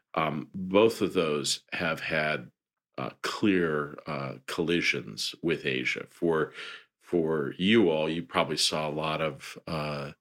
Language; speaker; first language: English; native; English